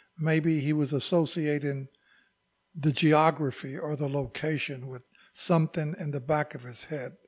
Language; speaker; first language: English; native; English